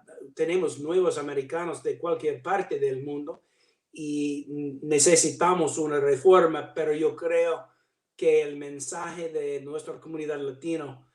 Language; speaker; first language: Spanish; non-native, learner; English